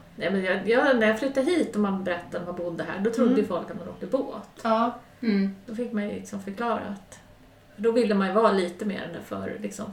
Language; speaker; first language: Swedish; native; Swedish